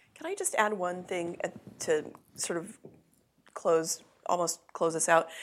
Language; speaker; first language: English; native; English